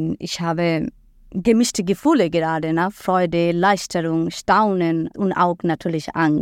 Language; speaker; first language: German; non-native, fluent; Bangla